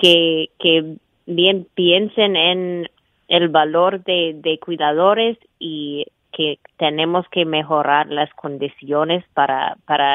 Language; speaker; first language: Spanish; non-native, fluent; English